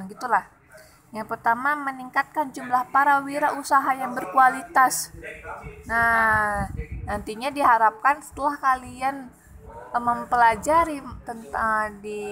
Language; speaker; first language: Indonesian; native; Indonesian